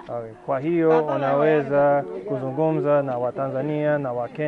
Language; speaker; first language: Swahili; non-native, learner; English